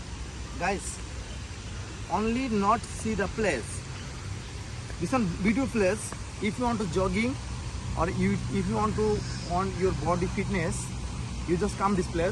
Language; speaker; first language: English; non-native, learner; Bangla